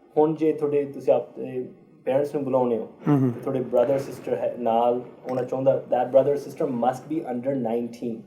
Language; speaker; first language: Punjabi; early bilingual, heritage; Punjabi